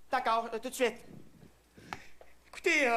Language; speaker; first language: French; native; French